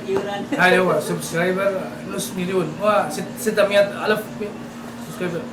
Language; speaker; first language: Arabic; non-native, learner; Indonesian